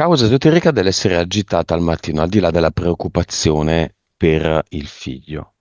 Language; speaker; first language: Italian; native; Italian